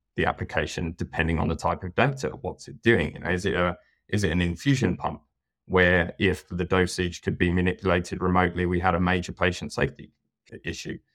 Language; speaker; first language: English; native; English